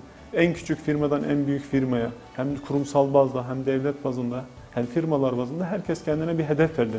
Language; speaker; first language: Turkish; native; Turkish